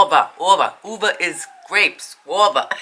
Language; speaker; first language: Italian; non-native, learner; Hungarian